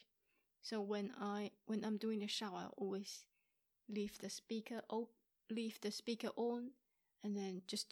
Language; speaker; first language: English; non-native, fluent; Chinese